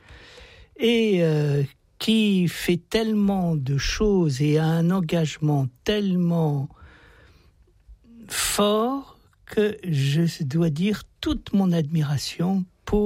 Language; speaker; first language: French; native; French